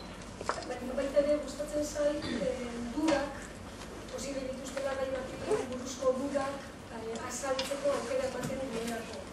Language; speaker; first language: Basque; non-native, local second language; Spanish